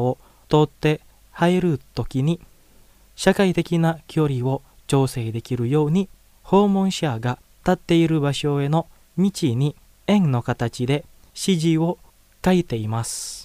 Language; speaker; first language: Japanese; non-native, fluent; Indonesian